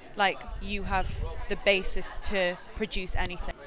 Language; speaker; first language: English; native; English